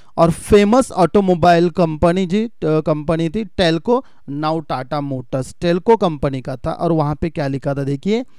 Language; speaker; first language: Hindi; non-native, local second language; Marathi